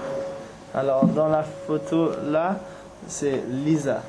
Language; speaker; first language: French; non-native, fluent; English